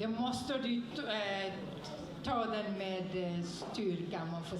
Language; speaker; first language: Swedish; non-native, fluent; French